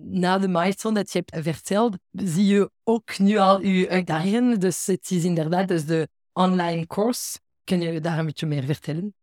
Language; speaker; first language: Dutch; non-native, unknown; French